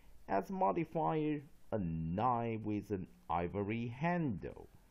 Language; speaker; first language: English; non-native, fluent; Chinese